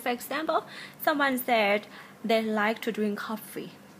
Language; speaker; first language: English; non-native, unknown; Thai